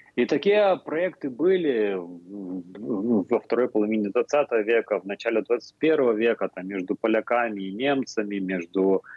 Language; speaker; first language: Russian; non-native, fluent; Lithuanian